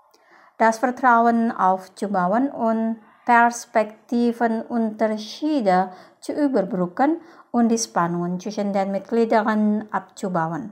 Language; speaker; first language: German; non-native, fluent; Indonesian